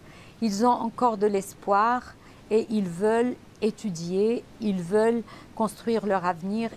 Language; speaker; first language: French; non-native, local second language; Arabic